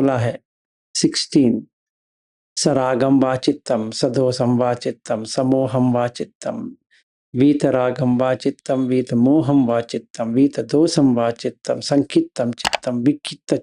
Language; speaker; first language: Hindi; native; Hindi